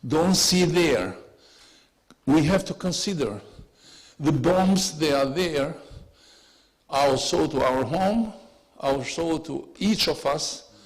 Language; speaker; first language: English; non-native, learner; Albanian